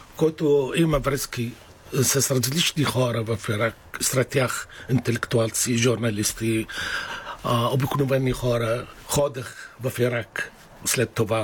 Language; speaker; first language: Bulgarian; non-native, fluent; Arabic